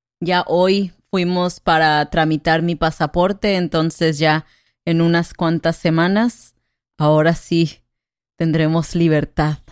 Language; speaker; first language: Spanish; native; Spanish